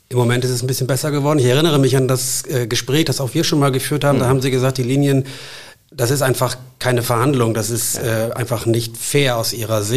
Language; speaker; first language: German; native; German